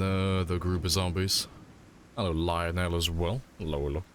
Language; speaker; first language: English; native; English